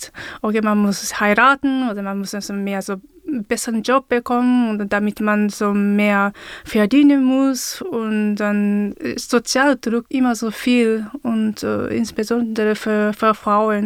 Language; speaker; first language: German; non-native, fluent; Japanese